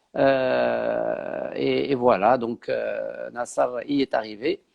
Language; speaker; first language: French; non-native, local second language; Arabic